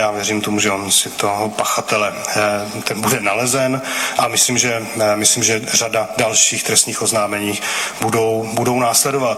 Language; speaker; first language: Czech; native; Czech